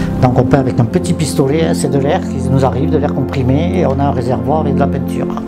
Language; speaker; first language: French; native; French